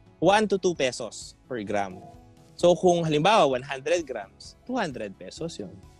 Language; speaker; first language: Filipino; non-native, local second language; Pampanga